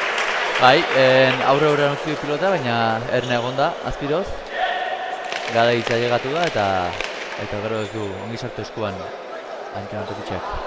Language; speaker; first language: Basque; native; Basque